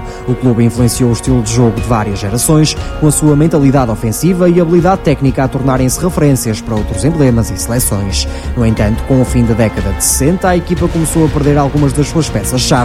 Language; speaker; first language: Portuguese; native; Portuguese